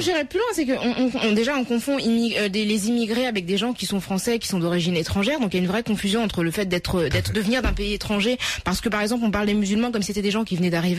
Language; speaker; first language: French; native; French